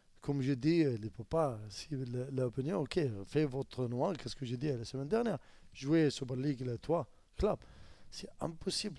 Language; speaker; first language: French; non-native, learner; Arabic